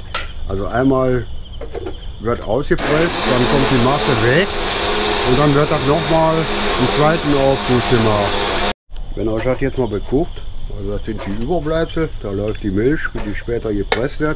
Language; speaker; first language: German; native; German